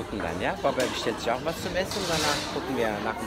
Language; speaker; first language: German; early bilingual, other home language; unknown